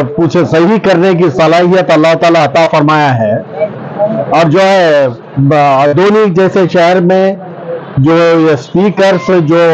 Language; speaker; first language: Urdu; native; Urdu